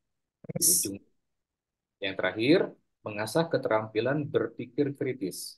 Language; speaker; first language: Indonesian; native; Indonesian